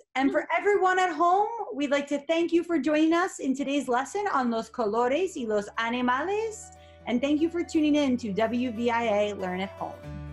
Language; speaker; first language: English; native; English